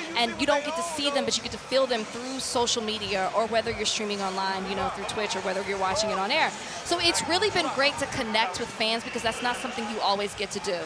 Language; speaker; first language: English; native; English